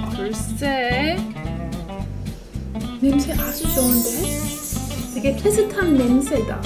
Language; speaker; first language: Korean; non-native, fluent; English